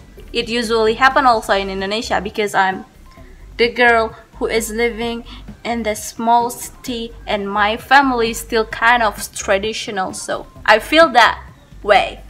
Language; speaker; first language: English; non-native, learner; Indonesian